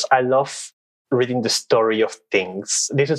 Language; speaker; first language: English; non-native, fluent; Spanish